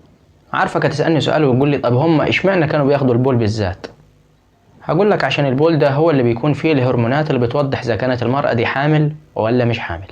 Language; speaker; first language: Arabic; native; Arabic